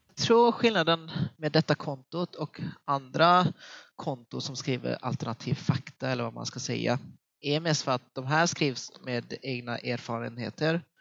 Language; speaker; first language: Swedish; early bilingual, other home language; Vietnamese